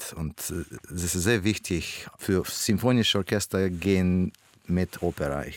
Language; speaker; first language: German; non-native, learner; Russian